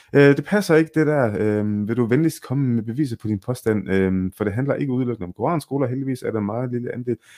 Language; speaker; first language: Danish; early bilingual, other home language; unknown